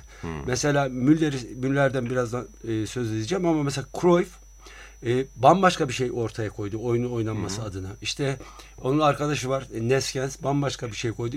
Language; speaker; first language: Turkish; native; Turkish